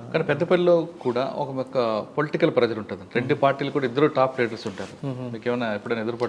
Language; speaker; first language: Telugu; native; Telugu